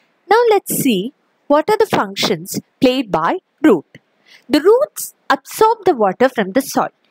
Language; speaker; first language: English; non-native, local second language; Malayalam